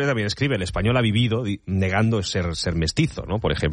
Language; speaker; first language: Spanish; non-native, local second language; Catalan